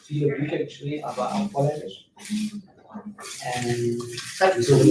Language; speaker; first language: German; non-native, learner; Indonesian